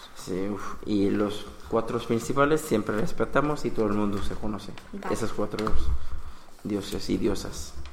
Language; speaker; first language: Spanish; non-native, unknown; Bangla